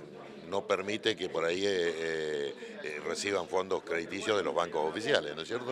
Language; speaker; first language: Spanish; native; Spanish